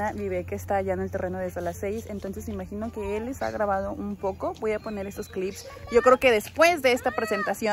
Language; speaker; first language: Spanish; native; Spanish